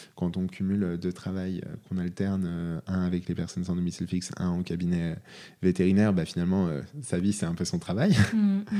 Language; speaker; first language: French; native; French